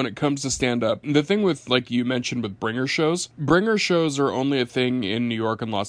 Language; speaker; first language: English; native; English